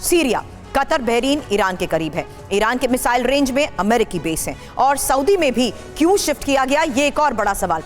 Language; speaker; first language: Hindi; native; Hindi